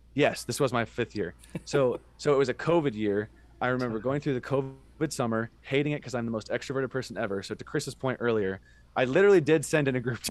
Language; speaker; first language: English; native; English